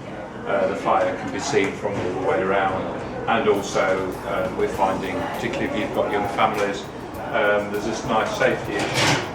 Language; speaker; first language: English; native; English